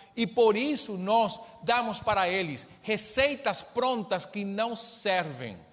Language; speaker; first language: Portuguese; non-native, fluent; Spanish